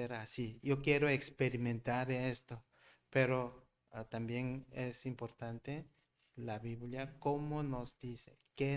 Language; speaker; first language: Spanish; non-native, learner; Korean